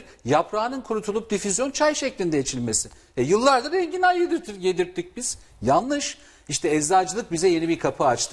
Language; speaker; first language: Turkish; native; Turkish